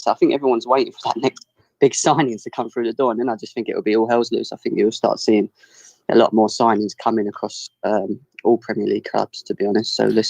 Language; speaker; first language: English; native; English